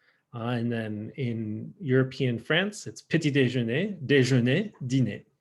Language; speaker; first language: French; non-native, fluent; English